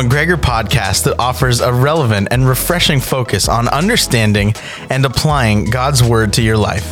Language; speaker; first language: English; native; English